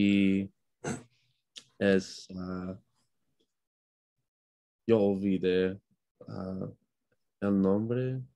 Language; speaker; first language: Spanish; non-native, learner; English